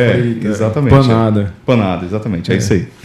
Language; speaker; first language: Portuguese; native; Portuguese